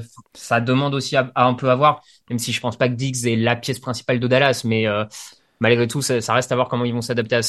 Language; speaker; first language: French; native; French